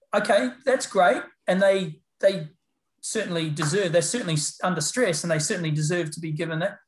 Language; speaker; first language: English; native; English